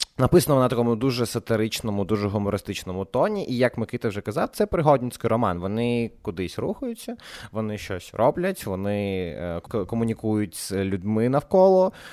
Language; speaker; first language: Ukrainian; non-native, local second language; Russian